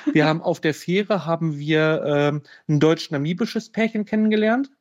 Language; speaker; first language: German; native; German